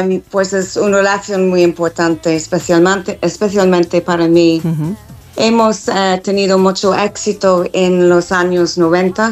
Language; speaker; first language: Spanish; non-native, fluent; English